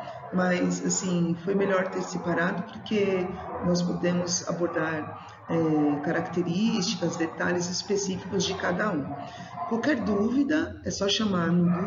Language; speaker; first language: Portuguese; native; Portuguese